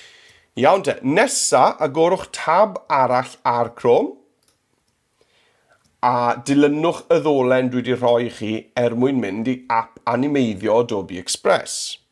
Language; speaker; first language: Welsh; native; Welsh